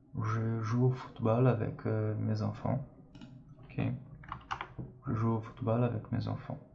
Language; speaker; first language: French; non-native, fluent; Portuguese